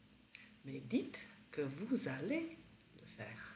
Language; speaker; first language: French; non-native, fluent; Czech